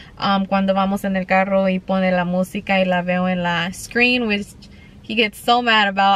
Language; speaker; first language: Spanish; early bilingual, heritage; Spanish